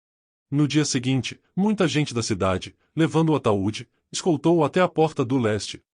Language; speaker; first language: Portuguese; native; Portuguese